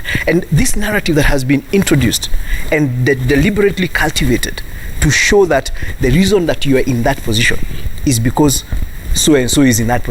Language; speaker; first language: English; non-native, local second language; Kikuyu